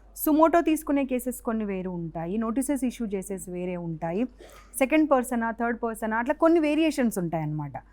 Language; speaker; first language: Telugu; native; Telugu